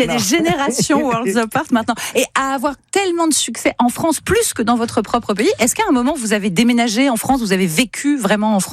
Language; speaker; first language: French; native; French